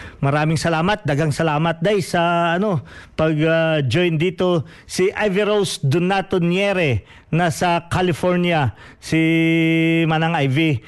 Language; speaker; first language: Filipino; non-native, local second language; Hiligaynon